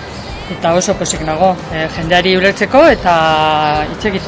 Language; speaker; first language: Basque; non-native, learner; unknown